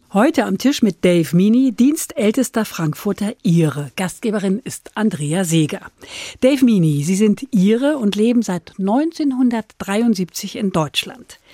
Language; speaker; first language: German; native; German